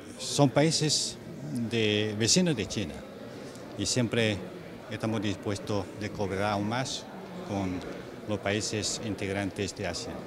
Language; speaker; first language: Spanish; non-native, fluent; Chinese